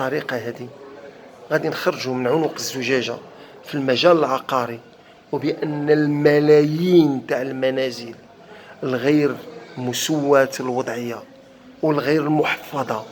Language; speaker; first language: Arabic; native; Arabic